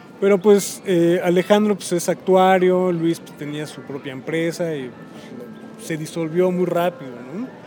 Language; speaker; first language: Spanish; native; Spanish